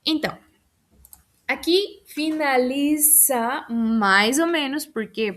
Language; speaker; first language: Portuguese; non-native, fluent; Spanish